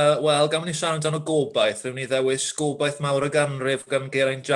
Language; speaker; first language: Welsh; native; Welsh